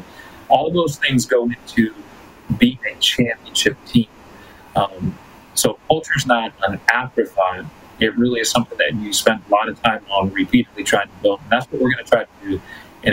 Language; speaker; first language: English; early bilingual, other home language; Spanish